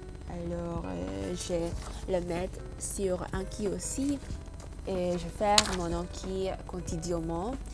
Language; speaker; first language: French; non-native, learner; Indonesian